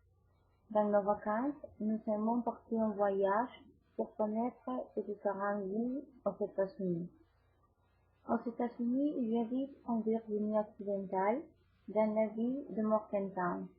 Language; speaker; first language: French; non-native, fluent; Spanish